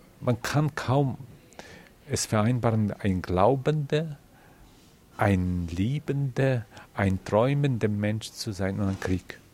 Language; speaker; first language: German; non-native, fluent; Ukrainian